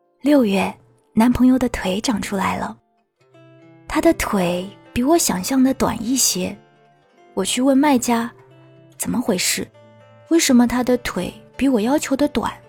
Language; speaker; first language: Chinese; native; Chinese